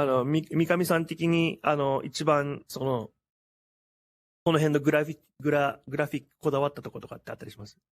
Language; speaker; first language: Japanese; native; Japanese